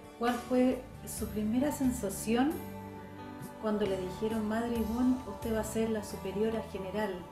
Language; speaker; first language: Spanish; native; Spanish